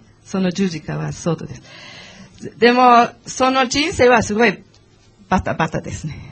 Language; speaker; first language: Japanese; non-native, learner; English